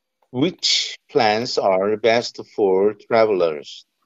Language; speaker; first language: English; non-native, learner; Korean